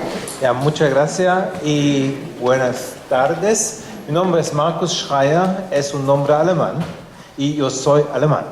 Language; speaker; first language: Spanish; non-native, fluent; German